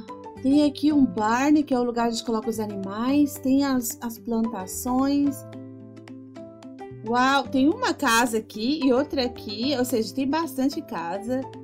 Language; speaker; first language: Portuguese; non-native, fluent; Spanish